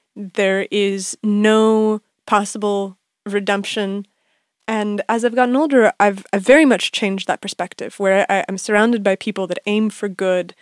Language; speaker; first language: English; native; English